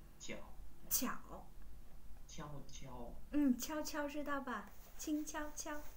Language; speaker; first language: Chinese; non-native, fluent; Vietnamese